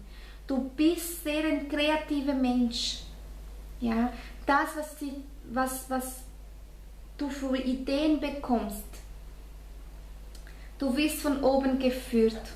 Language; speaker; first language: German; non-native, fluent; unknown